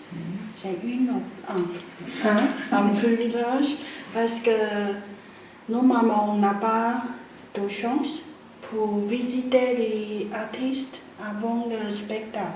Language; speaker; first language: French; non-native, learner; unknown